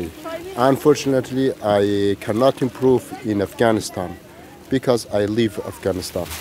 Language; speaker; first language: English; non-native, learner; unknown